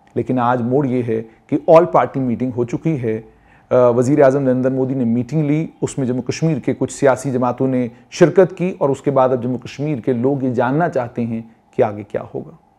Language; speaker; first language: Hindi; non-native, local second language; Kashmiri